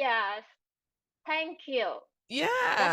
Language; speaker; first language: English; non-native, learner; Vietnamese